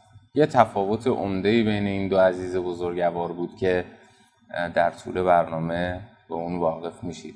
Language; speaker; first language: Persian; native; Persian